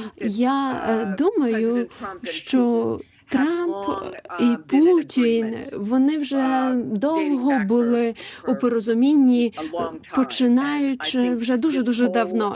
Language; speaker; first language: Ukrainian; non-native, fluent; English